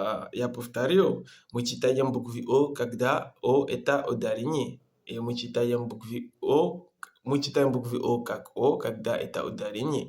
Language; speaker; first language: Russian; non-native, learner; Comorian